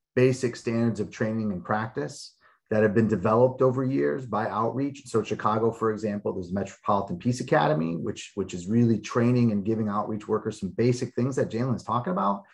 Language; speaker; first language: English; native; English